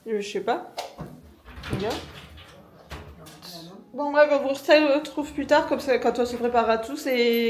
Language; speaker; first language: French; native; French